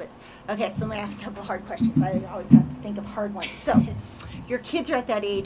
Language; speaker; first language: English; native; English